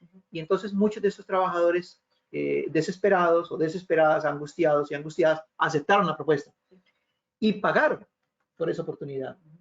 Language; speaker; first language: Spanish; native; Spanish